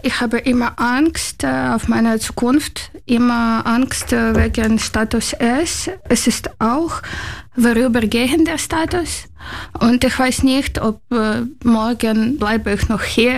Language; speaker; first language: German; non-native, learner; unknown